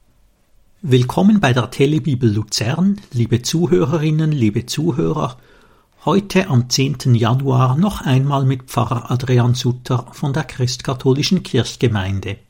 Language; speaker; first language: German; native; German